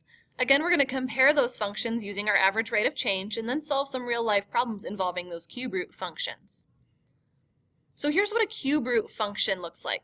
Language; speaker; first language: English; native; English